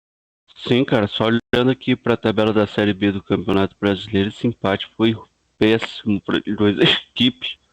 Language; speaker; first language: Portuguese; native; Portuguese